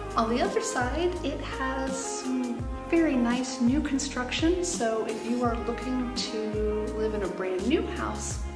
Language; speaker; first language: English; native; English